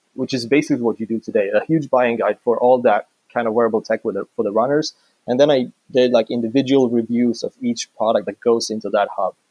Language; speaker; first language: English; non-native, fluent; Swedish